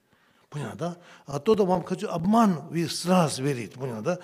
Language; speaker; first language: Russian; non-native, learner; Tibetan